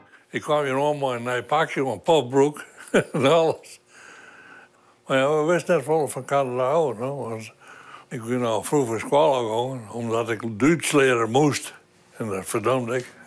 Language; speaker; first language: Dutch; non-native, local second language; Western Frisian